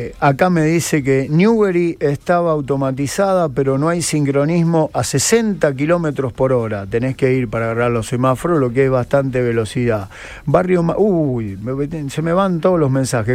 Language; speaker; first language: Spanish; native; Spanish